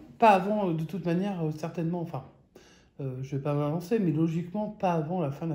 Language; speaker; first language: French; native; French